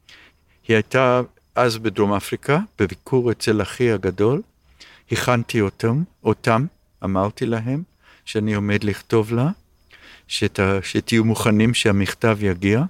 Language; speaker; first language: Hebrew; early bilingual, other home language; English